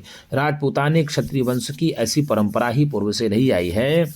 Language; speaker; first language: Hindi; native; Hindi